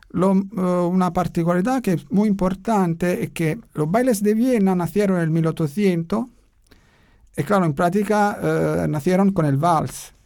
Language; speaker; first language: Spanish; non-native, learner; Italian